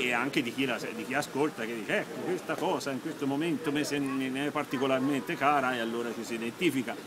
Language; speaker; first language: Italian; native; Italian